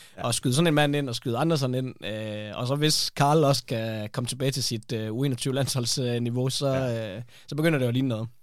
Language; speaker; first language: Danish; native; Danish